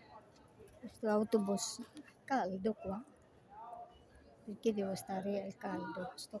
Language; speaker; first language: Italian; non-native, fluent; Cebuano